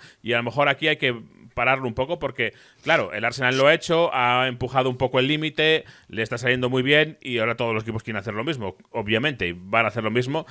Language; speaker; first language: Spanish; native; Spanish